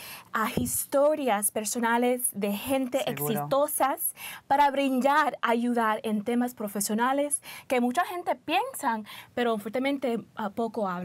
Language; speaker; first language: Spanish; early bilingual, heritage; Spanish